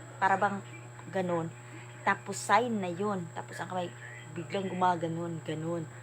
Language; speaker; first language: Filipino; native; Filipino